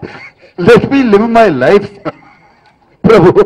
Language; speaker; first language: Telugu; native; Telugu